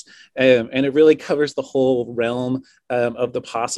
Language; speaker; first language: English; native; English